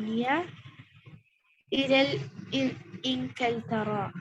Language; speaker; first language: Arabic; non-native, learner; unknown